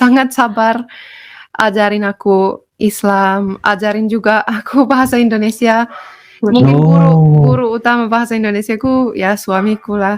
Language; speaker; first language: Indonesian; non-native, fluent; Finnish